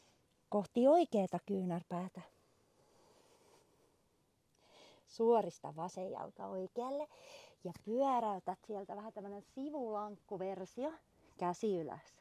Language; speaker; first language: Finnish; native; Finnish